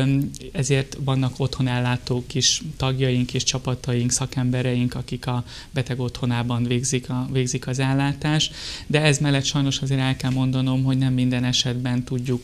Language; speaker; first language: Hungarian; native; Hungarian